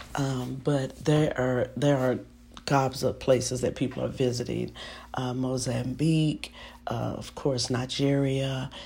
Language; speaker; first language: English; native; English